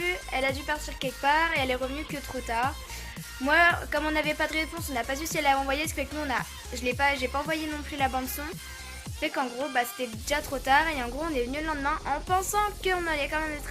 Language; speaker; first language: French; native; French